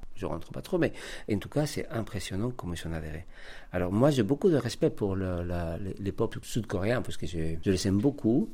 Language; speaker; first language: French; non-native, fluent; Spanish